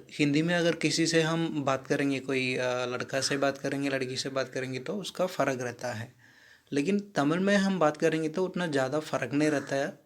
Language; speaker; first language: Hindi; non-native, local second language; Tamil